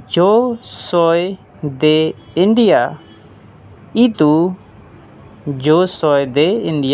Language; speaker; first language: Spanish; non-native, fluent; Hindi